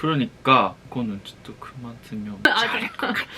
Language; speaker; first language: Korean; non-native, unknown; Japanese